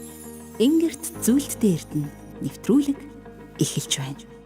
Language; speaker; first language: Mongolian; native; Mongolian